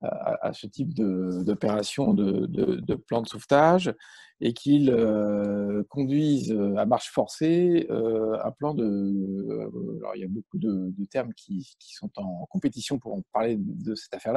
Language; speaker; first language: French; native; French